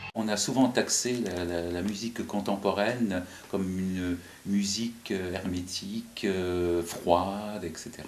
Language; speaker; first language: French; non-native, fluent; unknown